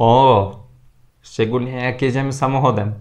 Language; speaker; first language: Polish; non-native, fluent; Turkish